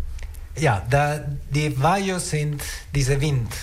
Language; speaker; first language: German; non-native, learner; Italian